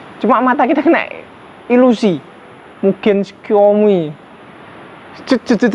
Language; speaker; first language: Indonesian; native; Indonesian